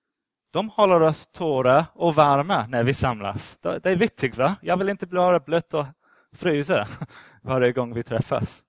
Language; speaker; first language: Swedish; non-native, fluent; English